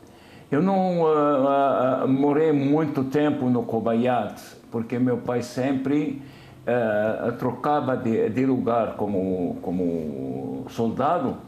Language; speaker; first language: Portuguese; non-native, fluent; Arabic